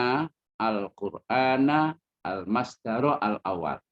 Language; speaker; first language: Arabic; non-native, fluent; Indonesian